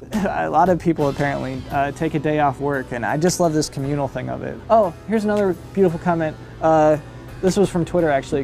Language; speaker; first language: English; native; English